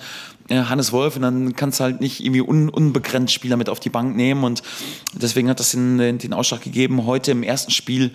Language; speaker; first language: German; native; German